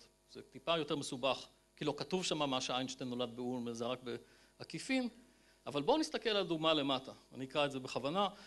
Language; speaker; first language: Hebrew; native; Hebrew